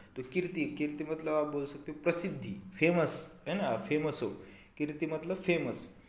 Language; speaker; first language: Hindi; non-native, local second language; Marathi